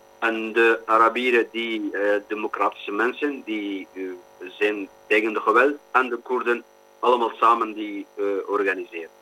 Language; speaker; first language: Dutch; non-native, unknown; Kurdish